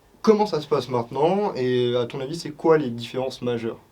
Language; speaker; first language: French; native; French